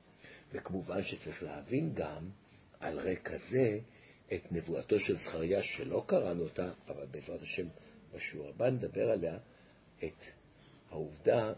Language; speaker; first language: Hebrew; native; Hebrew